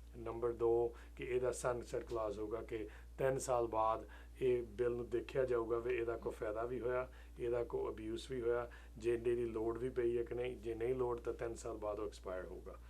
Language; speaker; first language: Punjabi; early bilingual, heritage; Punjabi